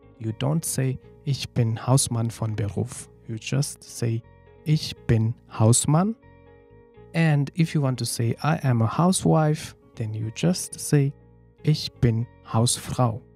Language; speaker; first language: German; non-native, fluent; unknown